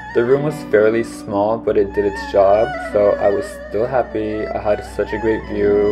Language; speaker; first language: English; native; English